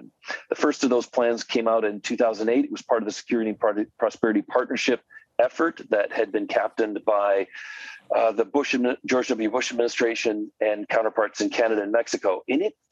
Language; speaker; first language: English; native; English